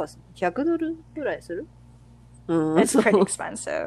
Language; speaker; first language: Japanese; non-native, fluent; English